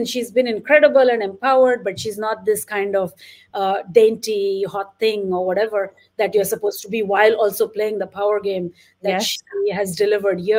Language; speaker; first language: English; non-native, local second language; Marathi